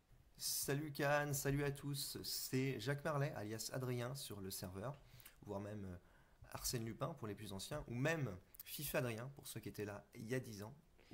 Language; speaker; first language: French; native; French